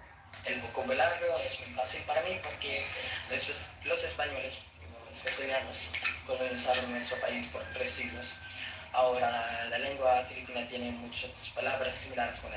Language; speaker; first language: Spanish; non-native, learner; Filipino